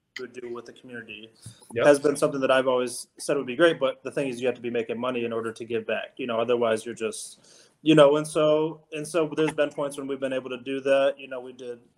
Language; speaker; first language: English; native; English